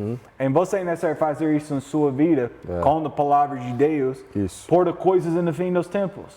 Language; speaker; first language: Portuguese; non-native, learner; English